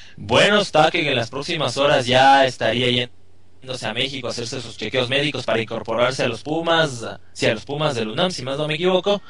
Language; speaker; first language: Spanish; native; Spanish